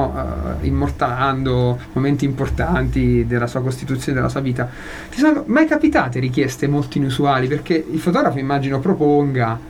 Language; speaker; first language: Italian; native; Italian